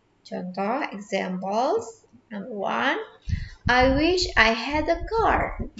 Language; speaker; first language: English; non-native, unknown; Indonesian